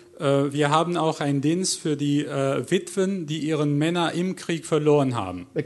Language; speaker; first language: German; non-native, fluent; Arabic